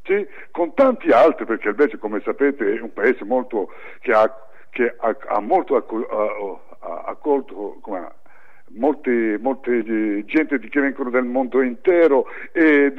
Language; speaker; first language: Italian; early bilingual, heritage; French